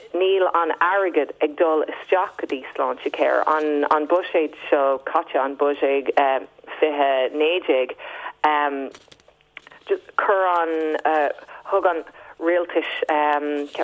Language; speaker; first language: Irish; non-native, local second language; English